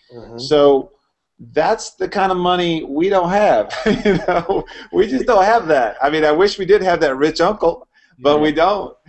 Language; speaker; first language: English; native; English